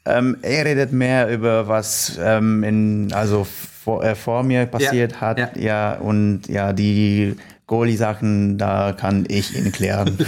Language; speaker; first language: German; non-native, learner; Polish